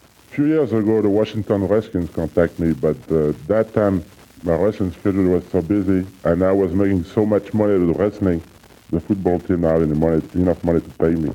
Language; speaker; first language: English; non-native, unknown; French